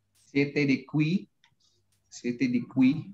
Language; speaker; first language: Italian; non-native, learner; Indonesian